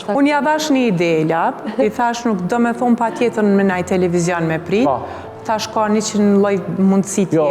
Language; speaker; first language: Albanian; native; Albanian